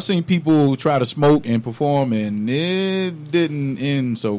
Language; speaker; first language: English; native; English